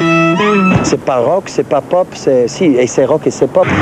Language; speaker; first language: French; non-native, local second language; Dutch